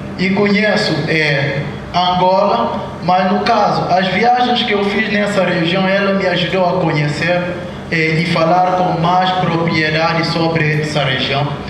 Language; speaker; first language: Portuguese; non-native, local second language; Upper Guinea Crioulo